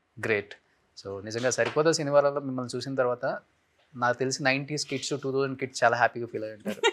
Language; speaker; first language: Telugu; native; Telugu